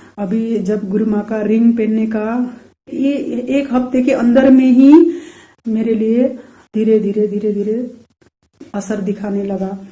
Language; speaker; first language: Hindi; non-native, local second language; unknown